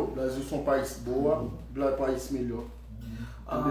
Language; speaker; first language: Portuguese; non-native, learner; Haitian Creole